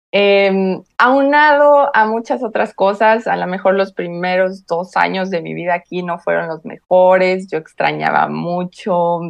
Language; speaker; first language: Spanish; native; Spanish